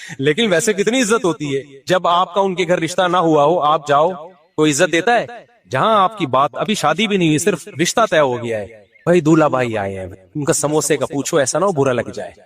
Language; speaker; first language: Urdu; native; Urdu